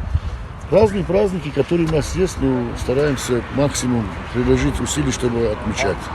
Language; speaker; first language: Russian; non-native, fluent; Armenian